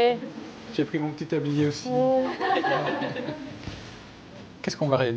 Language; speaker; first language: French; native; French